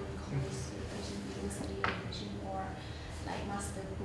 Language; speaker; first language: English; non-native, fluent; Vietnamese